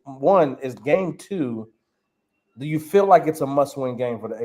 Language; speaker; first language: English; native; English